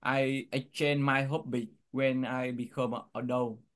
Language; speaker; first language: English; non-native, learner; Vietnamese